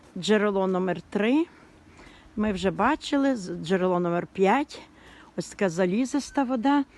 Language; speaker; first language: Ukrainian; native; Ukrainian